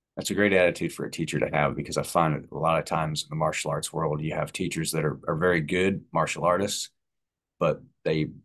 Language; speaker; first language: English; native; English